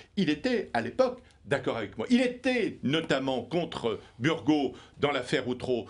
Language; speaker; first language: French; native; French